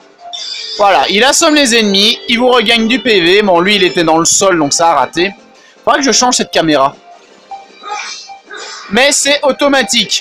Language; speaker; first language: French; native; French